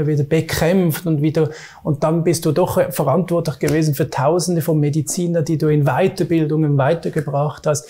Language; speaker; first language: German; native; German